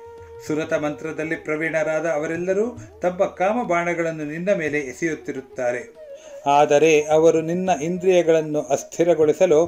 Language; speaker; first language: Kannada; native; Kannada